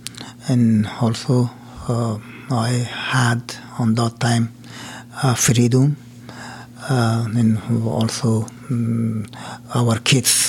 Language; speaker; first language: English; non-native, learner; Persian